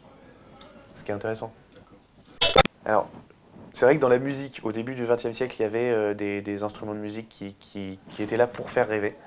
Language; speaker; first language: French; native; French